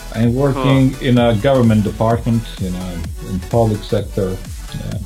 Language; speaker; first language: English; non-native, fluent; Croatian